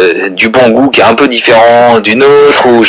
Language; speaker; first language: French; native; French